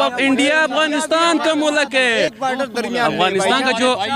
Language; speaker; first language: Hindi; non-native, fluent; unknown